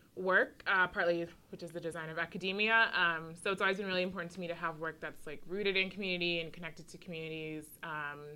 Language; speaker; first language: English; native; English